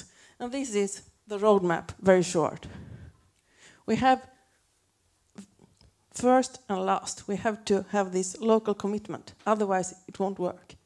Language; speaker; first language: English; non-native, fluent; Swedish